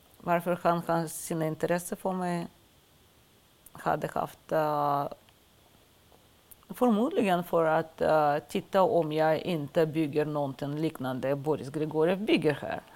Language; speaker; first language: Swedish; non-native, fluent; Russian